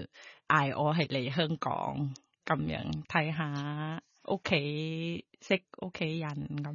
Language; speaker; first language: Cantonese; non-native, learner; Thai